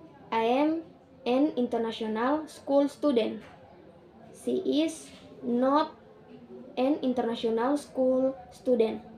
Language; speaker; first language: English; non-native, learner; Indonesian